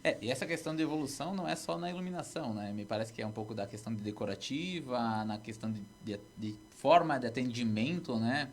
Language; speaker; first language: Portuguese; native; Portuguese